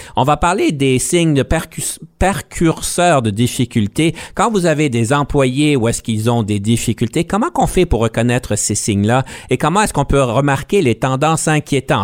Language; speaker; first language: French; native; French